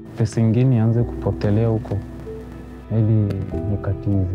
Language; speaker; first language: Swahili; non-native, local second language; Meru